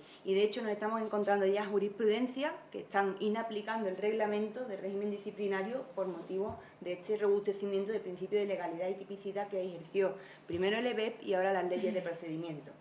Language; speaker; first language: Spanish; native; Spanish